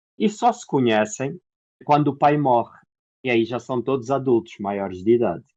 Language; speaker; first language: Portuguese; native; Portuguese